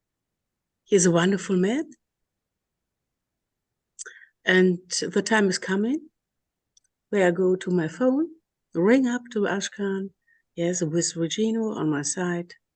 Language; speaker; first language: English; non-native, learner; German